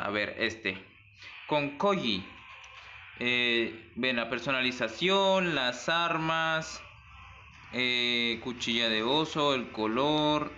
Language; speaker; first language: Spanish; native; Spanish